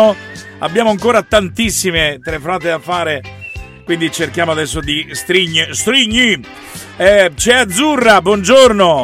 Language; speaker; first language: Italian; native; Italian